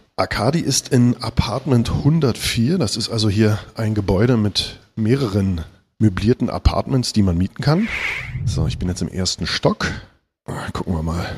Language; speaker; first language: German; native; German